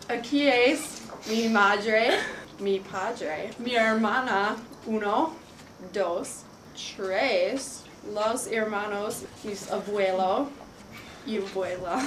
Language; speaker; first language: Spanish; non-native, learner; English